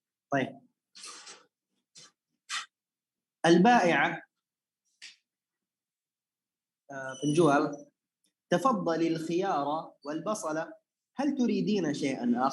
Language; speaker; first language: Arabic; non-native, fluent; Indonesian